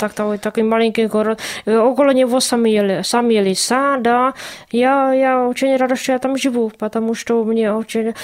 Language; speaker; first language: Russian; non-native, learner; Czech